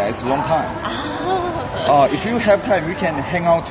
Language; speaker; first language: English; non-native, learner; Korean